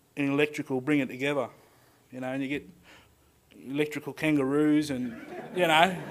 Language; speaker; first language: English; native; English